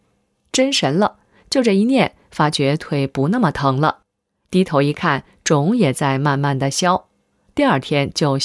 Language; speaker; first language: Chinese; native; Chinese